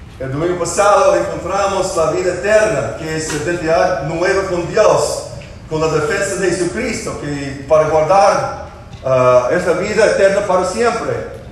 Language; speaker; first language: Spanish; non-native, fluent; English